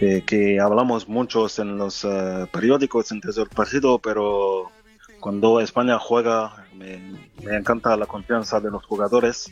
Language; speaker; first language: Spanish; non-native, fluent; French